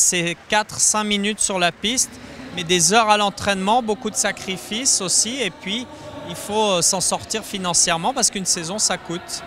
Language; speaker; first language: French; native; French